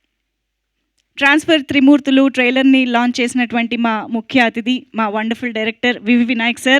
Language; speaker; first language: Telugu; native; Telugu